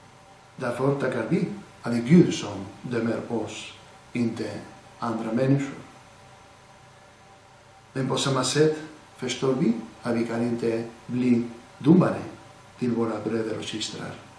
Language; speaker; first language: Swedish; non-native, fluent; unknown